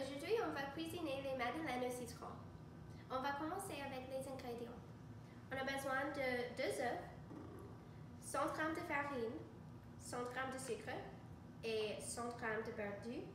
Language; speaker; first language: French; non-native, learner; English